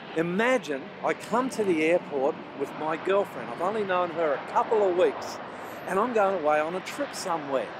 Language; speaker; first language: English; native; English